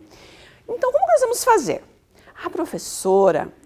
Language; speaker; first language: Portuguese; native; Portuguese